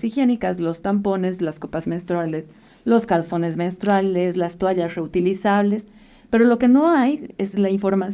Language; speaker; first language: Spanish; native; Spanish